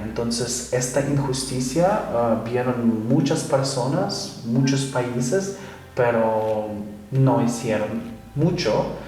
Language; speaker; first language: Spanish; non-native, fluent; Ukrainian